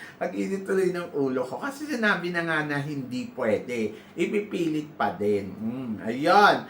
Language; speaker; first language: Filipino; native; Filipino